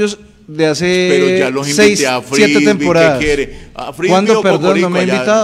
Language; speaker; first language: Spanish; native; Spanish